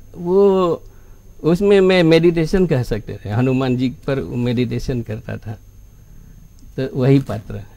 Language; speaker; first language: Hindi; non-native, fluent; Balinese